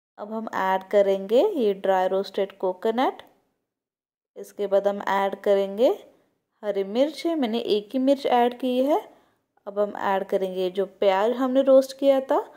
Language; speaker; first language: Hindi; non-native, local second language; Marathi